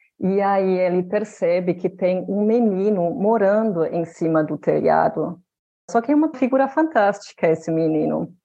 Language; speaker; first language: Portuguese; non-native, fluent; German